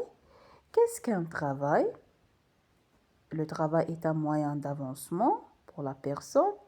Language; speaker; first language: French; non-native, local second language; Arabic